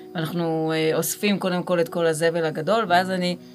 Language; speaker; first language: Hebrew; native; Hebrew